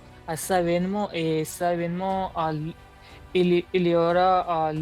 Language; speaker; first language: French; non-native, learner; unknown